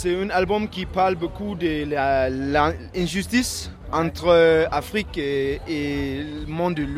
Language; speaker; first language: French; non-native, learner; Danish